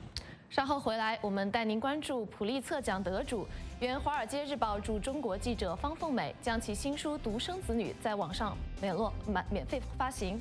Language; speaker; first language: Chinese; native; Chinese